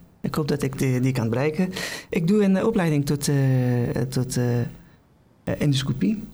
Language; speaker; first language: Dutch; non-native, fluent; Persian